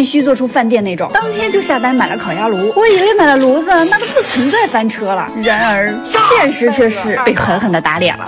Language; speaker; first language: Chinese; native; Chinese